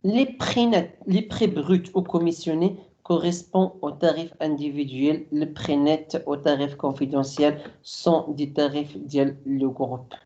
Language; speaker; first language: French; non-native, local second language; Arabic